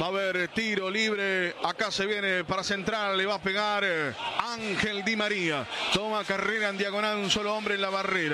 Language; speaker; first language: Spanish; native; Spanish